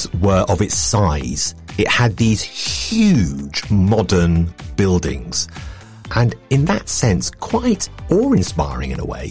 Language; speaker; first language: English; native; English